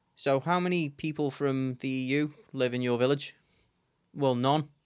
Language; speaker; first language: English; native; English